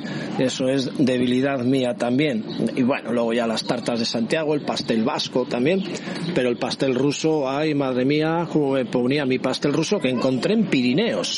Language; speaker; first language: Spanish; native; Spanish